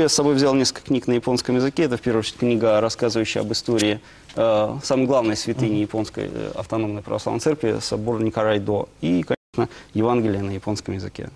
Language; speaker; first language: Russian; native; Russian